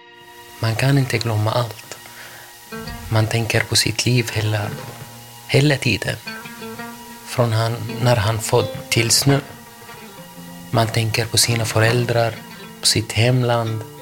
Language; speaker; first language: Swedish; non-native, learner; Arabic